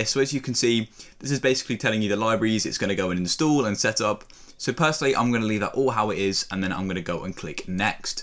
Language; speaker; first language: English; native; English